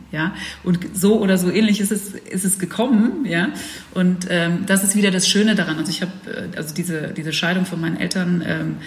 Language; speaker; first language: German; early bilingual, other home language; Dutch